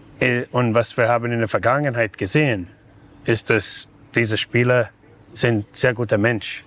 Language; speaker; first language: German; non-native, learner; English